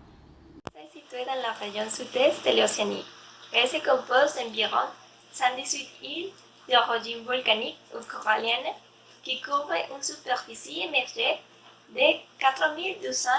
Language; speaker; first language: French; non-native, learner; Spanish